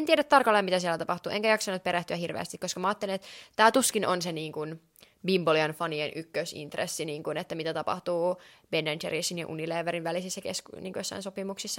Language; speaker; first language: Finnish; native; Finnish